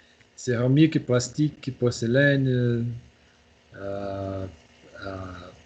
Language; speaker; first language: French; non-native, learner; Portuguese